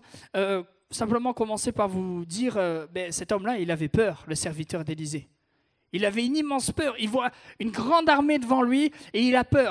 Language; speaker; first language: French; native; French